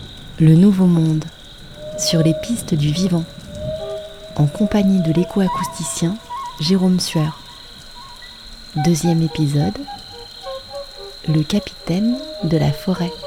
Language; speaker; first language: French; native; French